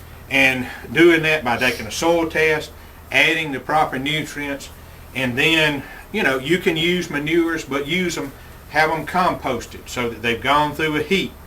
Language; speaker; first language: English; native; English